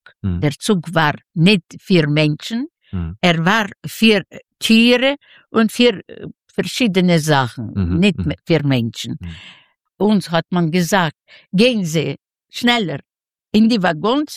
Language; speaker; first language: German; non-native, learner; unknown